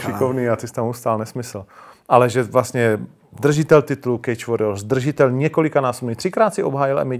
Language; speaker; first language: Czech; native; Czech